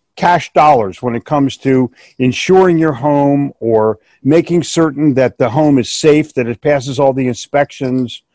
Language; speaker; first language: English; native; English